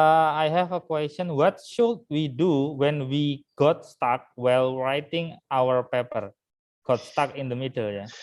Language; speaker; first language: English; non-native, fluent; Indonesian